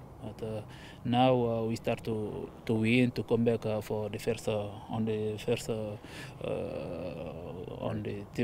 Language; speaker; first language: English; non-native, learner; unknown